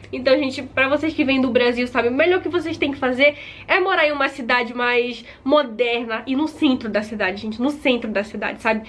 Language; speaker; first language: Portuguese; native; Portuguese